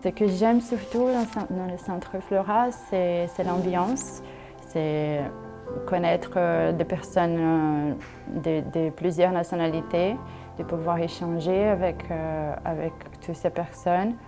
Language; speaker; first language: French; non-native, fluent; Portuguese